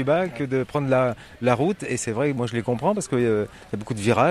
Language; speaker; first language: French; native; French